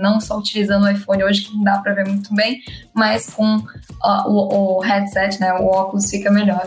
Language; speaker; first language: Portuguese; native; Portuguese